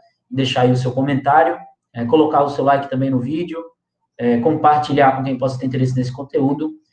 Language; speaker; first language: Portuguese; native; Portuguese